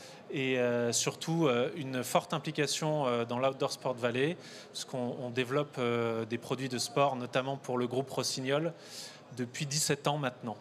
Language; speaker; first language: French; native; French